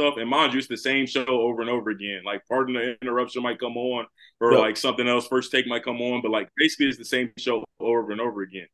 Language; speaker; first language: English; native; English